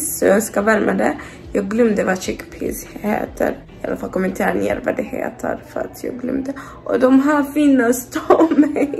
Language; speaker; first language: Swedish; non-native, fluent; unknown